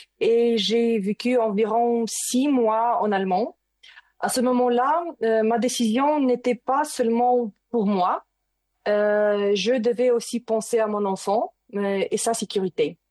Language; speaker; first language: French; non-native, learner; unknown